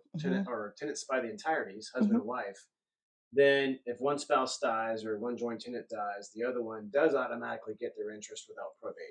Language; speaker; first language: English; native; English